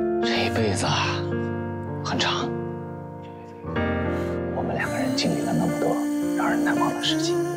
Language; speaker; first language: Chinese; native; Chinese